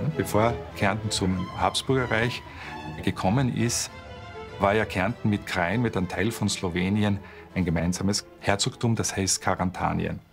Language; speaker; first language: German; native; German